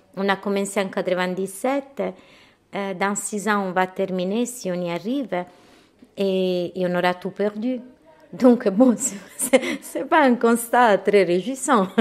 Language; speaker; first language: French; non-native, fluent; Italian